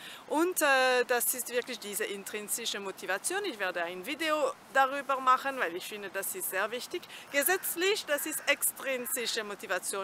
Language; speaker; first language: German; non-native, fluent; French